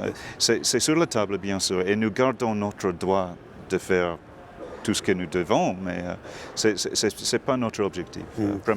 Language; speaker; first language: French; non-native, fluent; English